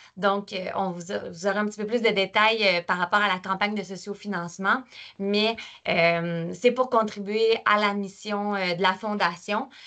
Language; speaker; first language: French; native; French